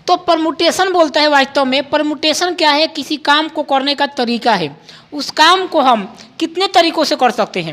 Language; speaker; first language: Hindi; non-native, local second language; Bhojpuri